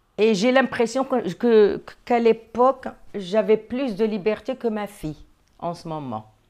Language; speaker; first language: French; non-native, local second language; Arabic